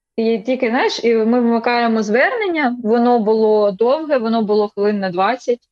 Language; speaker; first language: Ukrainian; non-native, local second language; Russian